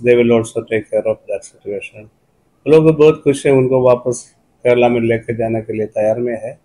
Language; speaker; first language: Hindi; non-native, local second language; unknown